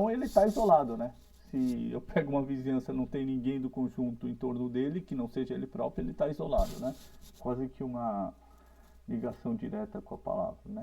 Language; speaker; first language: Portuguese; native; Portuguese